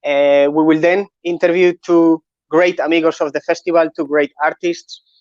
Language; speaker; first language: English; non-native, fluent; Catalan